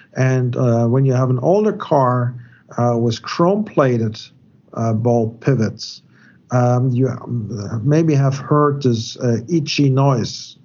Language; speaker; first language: English; non-native, fluent; German